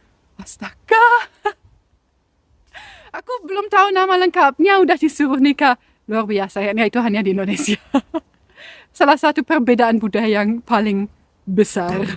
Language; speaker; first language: Indonesian; non-native, fluent; German